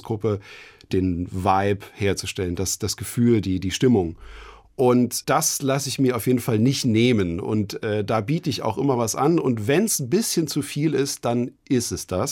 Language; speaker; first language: German; native; German